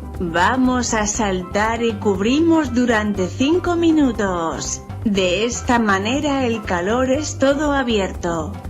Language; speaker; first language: Spanish; non-native, learner; Italian